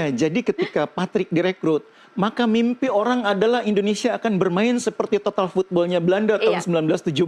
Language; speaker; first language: Indonesian; native; Indonesian